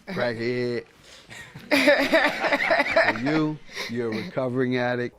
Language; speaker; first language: English; native; English